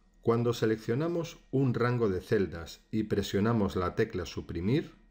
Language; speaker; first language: Spanish; native; Spanish